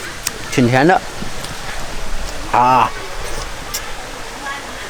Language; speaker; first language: Chinese; native; Chinese